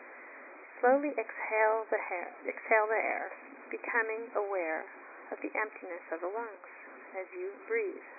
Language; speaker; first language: English; native; English